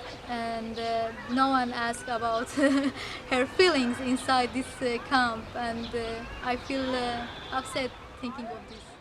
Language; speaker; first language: English; non-native, fluent; Arabic